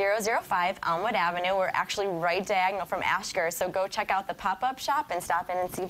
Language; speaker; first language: English; native; English